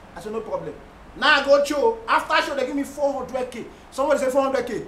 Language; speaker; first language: Nigerian Pidgin; non-native, local second language; Hausa